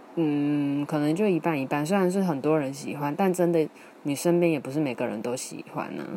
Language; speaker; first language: Chinese; non-native, local second language; Min Nan Chinese